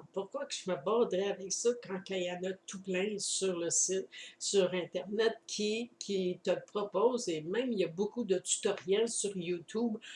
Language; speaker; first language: French; native; French